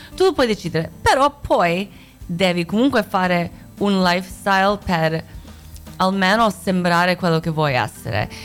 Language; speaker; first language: Italian; non-native, fluent; Croatian